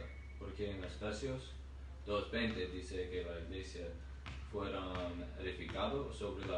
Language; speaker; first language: Spanish; non-native, learner; English